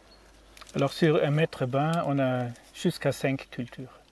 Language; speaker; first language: French; non-native, learner; German